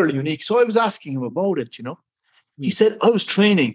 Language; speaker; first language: English; native; English